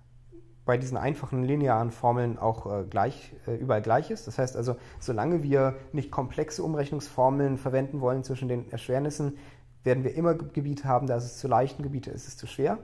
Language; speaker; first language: German; native; German